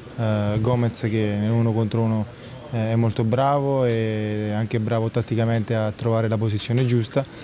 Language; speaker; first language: Italian; native; Italian